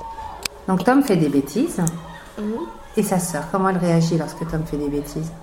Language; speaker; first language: French; native; French